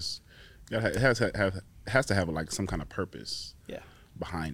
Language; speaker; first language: English; native; English